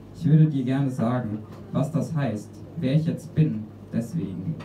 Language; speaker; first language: German; native; German